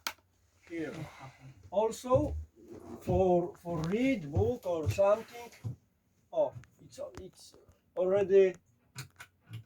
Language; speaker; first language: English; non-native, learner; Polish